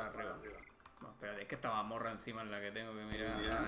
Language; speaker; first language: Spanish; native; Spanish